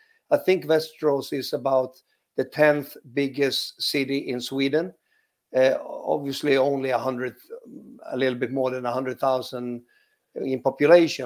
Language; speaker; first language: English; non-native, fluent; Swedish